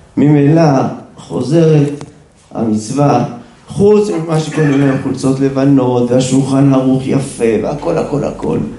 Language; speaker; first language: Hebrew; native; Hebrew